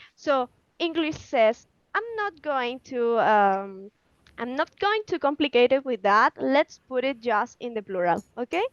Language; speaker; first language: English; non-native, fluent; Spanish